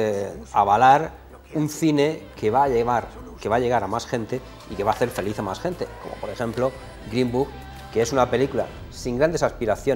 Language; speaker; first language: Spanish; native; Spanish